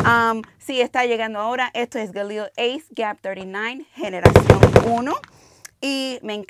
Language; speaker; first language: Spanish; non-native, learner; English